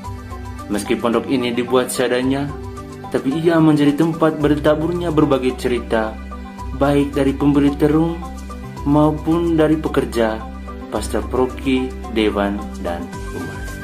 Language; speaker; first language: Indonesian; native; Indonesian